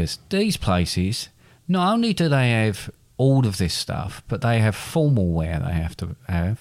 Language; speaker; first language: English; native; English